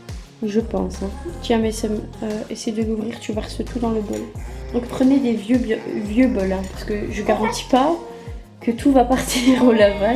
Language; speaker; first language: French; native; French